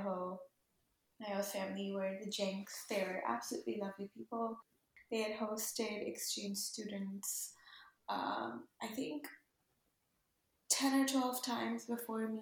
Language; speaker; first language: English; non-native, local second language; Urdu